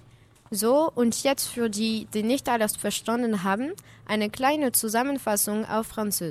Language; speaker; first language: German; non-native, learner; French